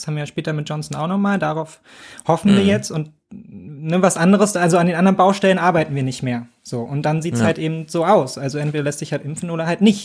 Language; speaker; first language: German; native; German